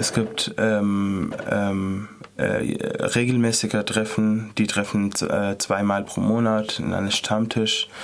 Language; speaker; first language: German; non-native, fluent; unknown